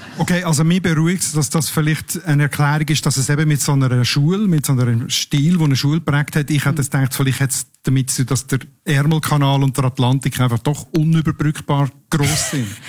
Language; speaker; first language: German; native; German